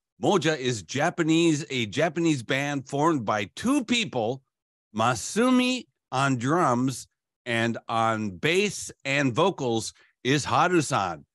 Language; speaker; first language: English; native; English